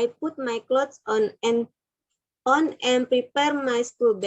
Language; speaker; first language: English; non-native, learner; Indonesian